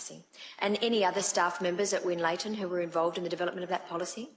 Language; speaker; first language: English; native; English